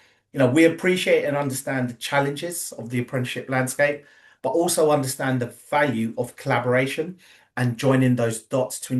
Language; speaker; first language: English; native; English